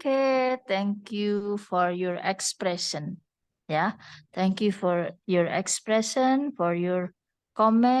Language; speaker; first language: English; non-native, fluent; Indonesian